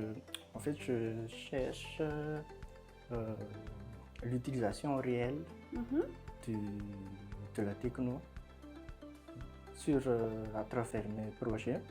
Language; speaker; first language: French; non-native, local second language; Malagasy